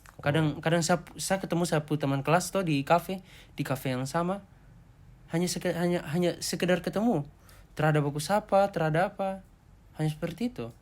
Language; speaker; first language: Indonesian; native; Indonesian